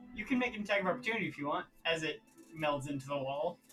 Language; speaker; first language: English; native; English